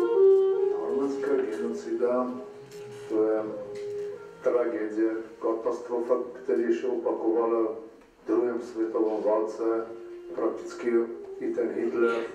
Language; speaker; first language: Czech; non-native, learner; Armenian